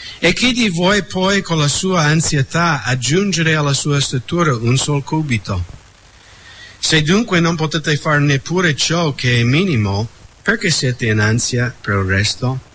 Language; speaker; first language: Italian; non-native, fluent; English